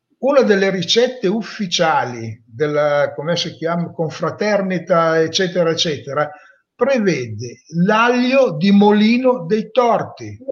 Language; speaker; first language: Italian; native; Italian